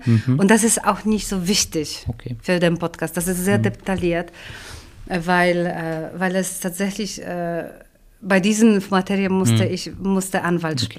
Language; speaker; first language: German; non-native, fluent; Polish